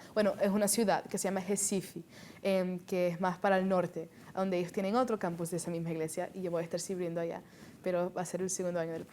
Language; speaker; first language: Spanish; early bilingual, heritage; Spanish